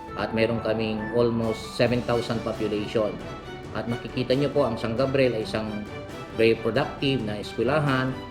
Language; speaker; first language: Filipino; non-native, local second language; Pangasinan